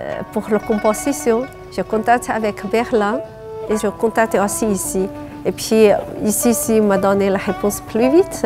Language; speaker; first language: French; non-native, learner; Chinese